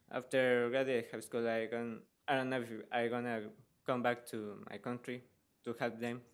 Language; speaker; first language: English; non-native, learner; Spanish